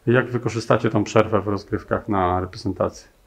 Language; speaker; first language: Polish; native; Polish